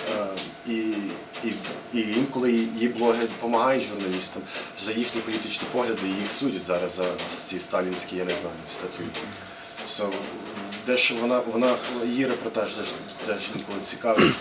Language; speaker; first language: Ukrainian; early bilingual, heritage; English